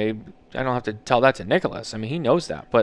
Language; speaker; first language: English; native; English